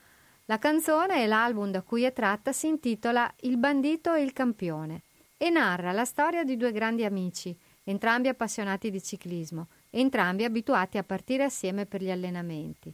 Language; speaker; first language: Italian; native; Italian